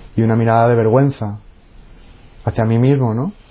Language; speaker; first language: Spanish; native; Spanish